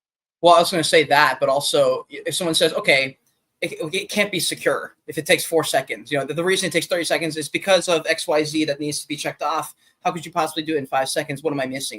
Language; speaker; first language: English; native; English